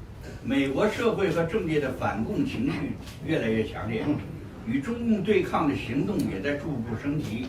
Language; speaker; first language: Chinese; native; Chinese